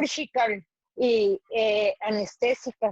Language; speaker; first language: French; non-native, learner; Spanish